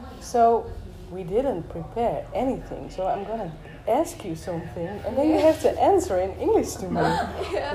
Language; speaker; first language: English; non-native, fluent; Dutch